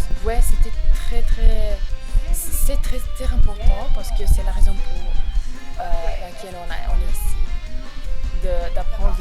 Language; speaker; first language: French; non-native, fluent; Serbian